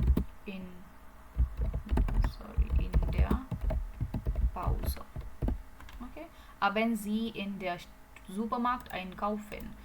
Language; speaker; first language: German; non-native, fluent; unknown